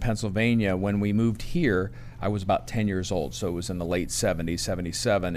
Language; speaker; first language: English; native; English